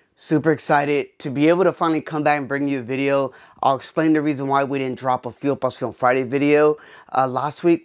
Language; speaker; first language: English; early bilingual, other home language; Spanish